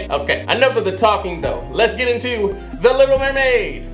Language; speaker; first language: English; native; English